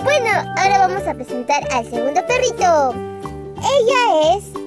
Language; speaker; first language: Spanish; native; Spanish